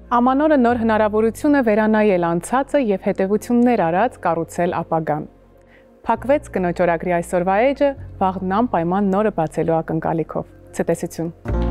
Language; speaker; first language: Armenian; native; Armenian